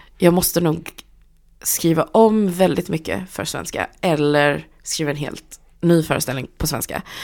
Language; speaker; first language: Swedish; early bilingual, other home language; Chinese